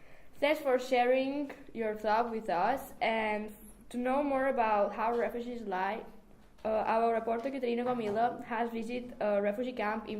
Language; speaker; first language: English; non-native, learner; Catalan